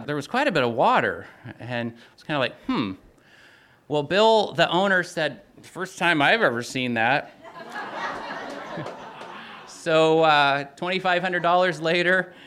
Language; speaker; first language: English; native; English